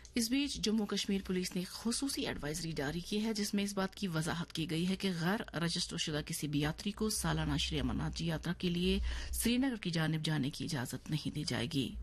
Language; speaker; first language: Urdu; non-native, local second language; Kashmiri